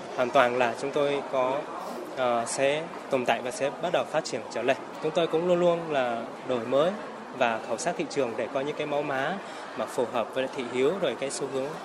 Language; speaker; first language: Vietnamese; non-native, local second language; Hmong